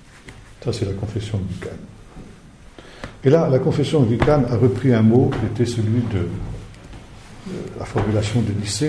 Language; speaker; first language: French; native; French